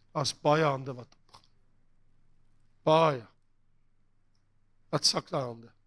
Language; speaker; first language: Afrikaans; native; Afrikaans